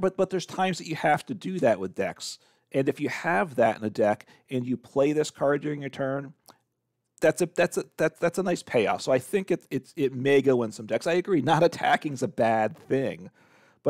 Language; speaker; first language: English; native; English